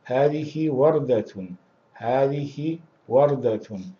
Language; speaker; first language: Arabic; non-native, fluent; Russian